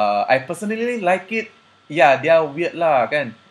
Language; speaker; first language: English; non-native, local second language; Chinese